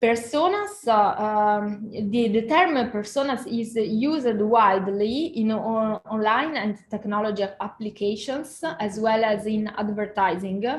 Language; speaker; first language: English; non-native, fluent; Italian